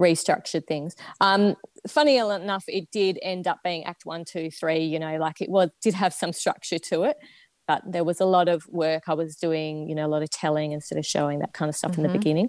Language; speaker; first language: English; native; English